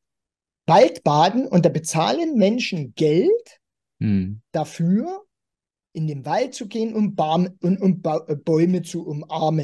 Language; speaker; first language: German; native; German